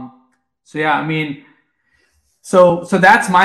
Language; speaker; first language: English; non-native, local second language; Hindi